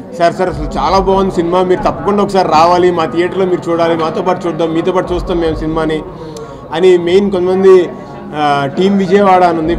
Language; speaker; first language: Telugu; native; Telugu